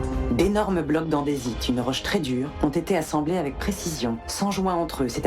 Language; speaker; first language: French; native; French